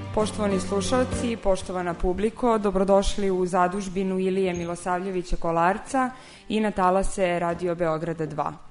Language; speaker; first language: Serbian; native; Serbian